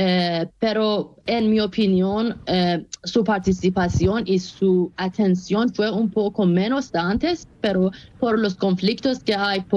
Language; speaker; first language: Spanish; non-native, fluent; Persian